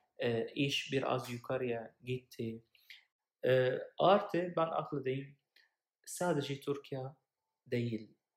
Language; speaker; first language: Turkish; non-native, learner; Arabic